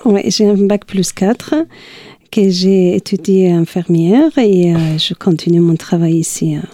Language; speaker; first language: French; non-native, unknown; Persian